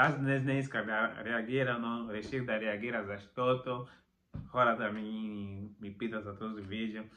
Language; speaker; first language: Bulgarian; non-native, learner; Macedonian